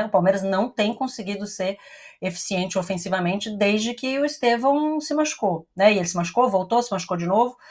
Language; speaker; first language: Portuguese; native; Portuguese